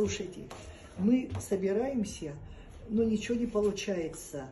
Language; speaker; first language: Russian; native; Russian